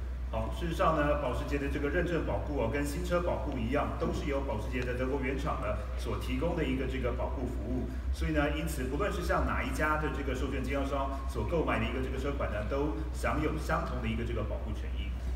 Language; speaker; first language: Chinese; native; Chinese